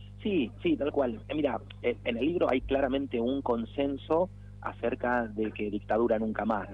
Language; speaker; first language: Spanish; native; Spanish